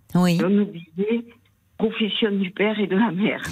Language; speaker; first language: French; native; French